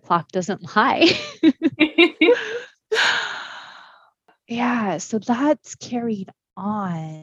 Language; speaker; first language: English; early bilingual, other home language; Japanese